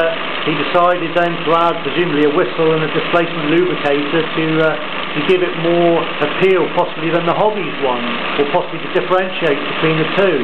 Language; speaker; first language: English; native; English